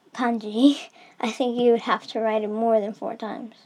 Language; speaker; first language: English; early bilingual, heritage; English